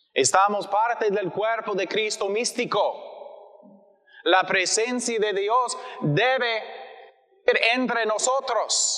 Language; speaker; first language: Spanish; non-native, learner; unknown